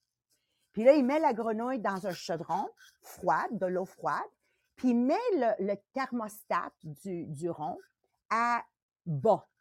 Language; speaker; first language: French; native; French